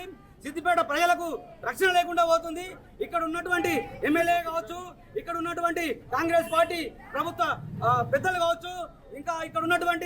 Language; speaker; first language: Telugu; native; Telugu